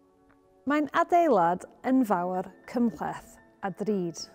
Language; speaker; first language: Welsh; non-native, learner; English